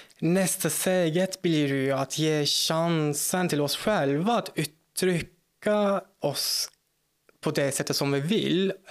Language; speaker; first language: Swedish; non-native, fluent; Turkish